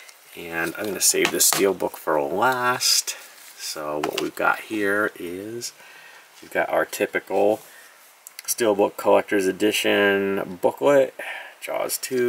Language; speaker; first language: English; native; English